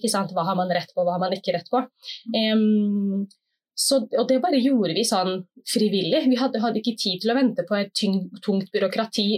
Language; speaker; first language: Norwegian; early bilingual, other home language; Somali